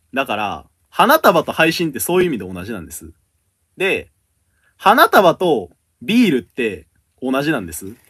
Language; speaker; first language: Japanese; native; Japanese